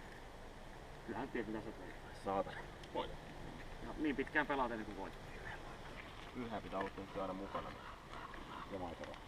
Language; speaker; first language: Finnish; native; Finnish